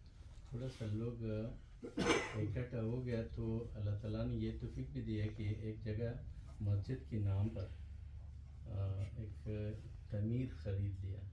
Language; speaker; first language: Hindi; non-native, fluent; Pashto